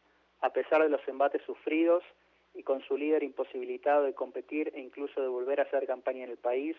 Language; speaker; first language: Spanish; native; Spanish